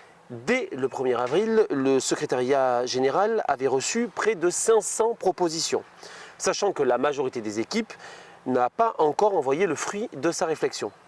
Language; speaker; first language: French; native; French